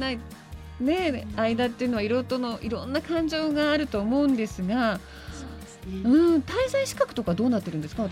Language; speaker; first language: Japanese; native; Japanese